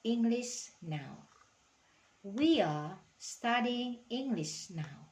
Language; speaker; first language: English; non-native, fluent; Indonesian